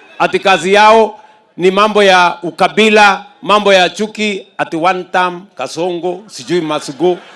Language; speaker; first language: Swahili; non-native, local second language; Kalenjin